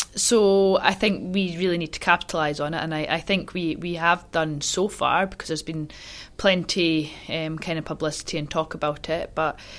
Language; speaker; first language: English; native; English